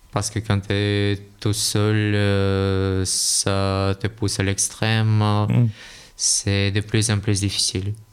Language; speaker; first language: French; non-native, fluent; Russian